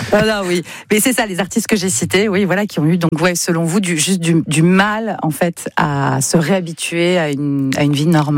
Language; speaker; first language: French; native; French